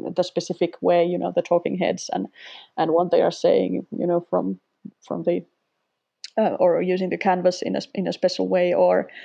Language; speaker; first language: English; non-native, fluent; Finnish